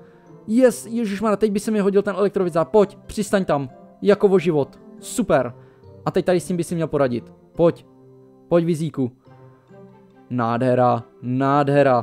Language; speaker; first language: Czech; native; Czech